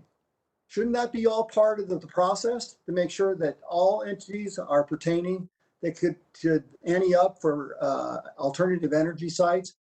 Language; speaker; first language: English; native; English